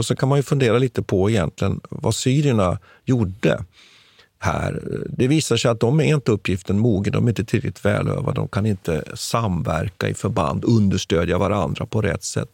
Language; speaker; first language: Swedish; native; Swedish